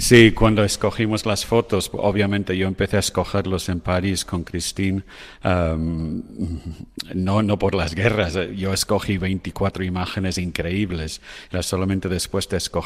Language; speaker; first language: Spanish; non-native, fluent; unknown